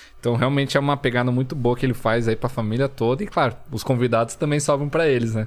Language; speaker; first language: Portuguese; early bilingual, other home language; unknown